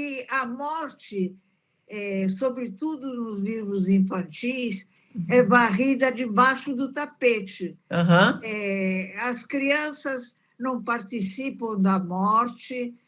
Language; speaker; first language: Portuguese; early bilingual, other home language; Italian